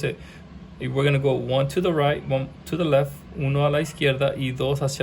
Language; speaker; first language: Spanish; early bilingual, heritage; Spanish